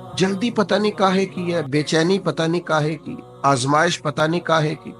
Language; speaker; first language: Urdu; non-native, local second language; Punjabi